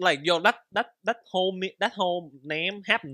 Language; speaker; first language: English; non-native, learner; Vietnamese